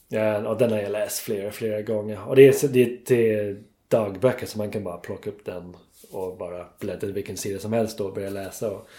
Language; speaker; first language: Swedish; non-native, fluent; English